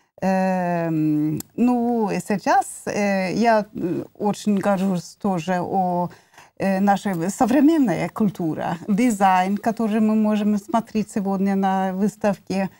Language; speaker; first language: Russian; non-native, learner; Norwegian